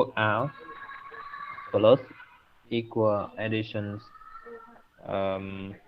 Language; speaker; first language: English; non-native, learner; Vietnamese